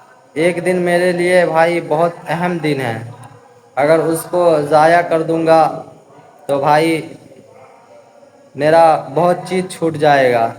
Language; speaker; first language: Hindi; native; Hindi